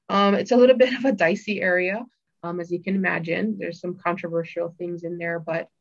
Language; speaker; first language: English; native; English